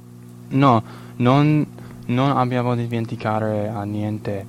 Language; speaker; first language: Italian; non-native, learner; English